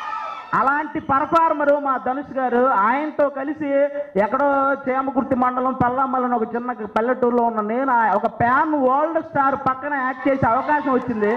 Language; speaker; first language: Telugu; native; Telugu